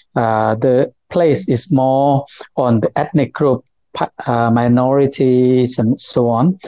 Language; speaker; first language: English; non-native, learner; Lao